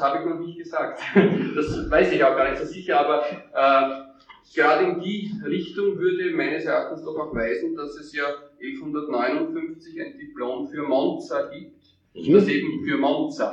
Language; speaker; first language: German; native; German